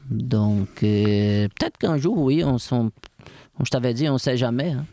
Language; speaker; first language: French; non-native, fluent; Portuguese